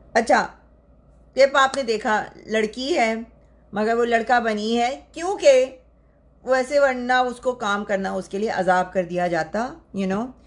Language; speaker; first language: Urdu; native; Urdu